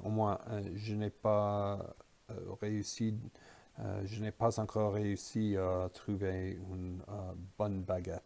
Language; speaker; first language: French; non-native, fluent; English